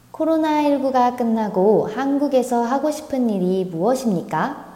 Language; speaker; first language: Korean; native; Korean